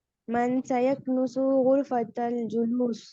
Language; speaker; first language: Arabic; non-native, learner; Urdu